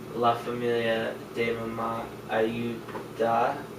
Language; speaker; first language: Spanish; non-native, learner; English